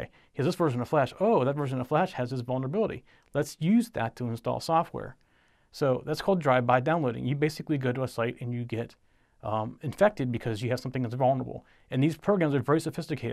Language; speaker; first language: English; native; English